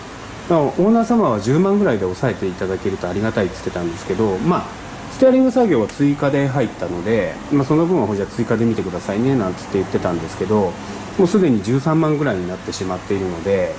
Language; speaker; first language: Japanese; native; Japanese